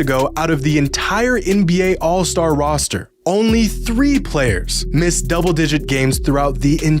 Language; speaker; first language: English; native; English